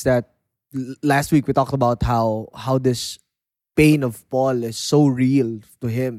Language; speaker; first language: English; non-native, local second language; Filipino